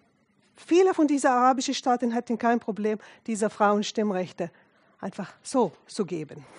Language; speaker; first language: German; non-native, fluent; Arabic